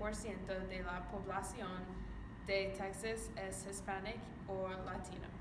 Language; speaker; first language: Spanish; non-native, learner; English